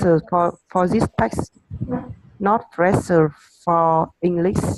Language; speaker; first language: English; non-native, learner; Vietnamese